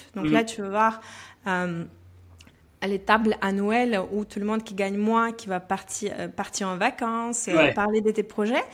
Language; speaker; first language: French; non-native, fluent; Russian